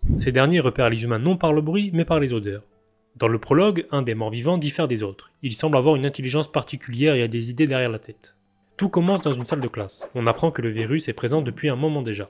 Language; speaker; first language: French; native; French